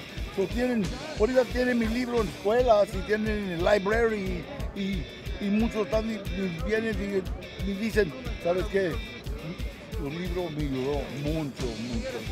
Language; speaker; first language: Spanish; early bilingual, heritage; English